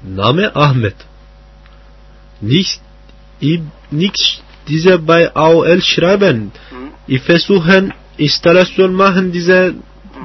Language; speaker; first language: German; non-native, learner; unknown